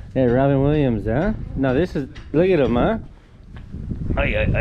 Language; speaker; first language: English; non-native, fluent; Croatian